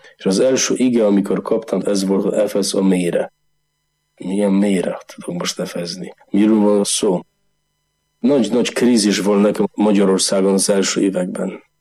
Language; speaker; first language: Hungarian; non-native, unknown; Polish